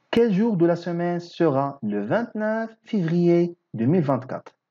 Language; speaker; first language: French; non-native, local second language; Arabic